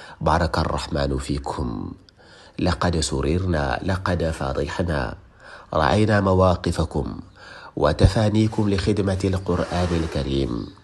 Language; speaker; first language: Arabic; non-native, fluent; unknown